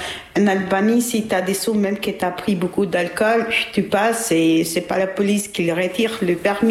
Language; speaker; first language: French; non-native, learner; Albanian